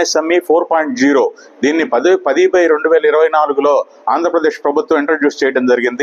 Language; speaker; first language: Telugu; native; Telugu